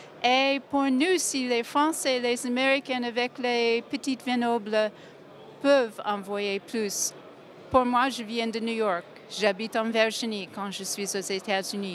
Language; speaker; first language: French; non-native, fluent; English